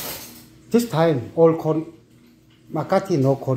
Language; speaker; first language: English; non-native, learner; Korean